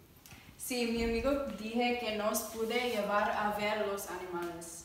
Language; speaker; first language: Spanish; non-native, learner; English